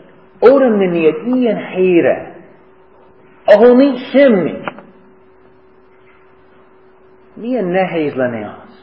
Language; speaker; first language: Hungarian; non-native, fluent; English